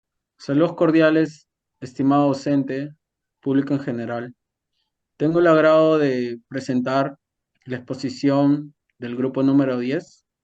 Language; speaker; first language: Spanish; native; Spanish